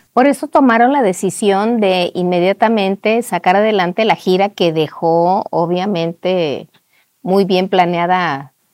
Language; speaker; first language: Spanish; native; Spanish